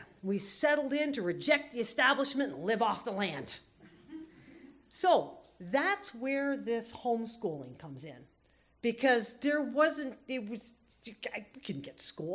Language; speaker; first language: English; native; English